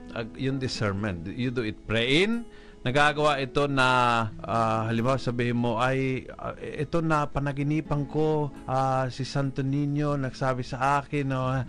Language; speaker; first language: Filipino; non-native, local second language; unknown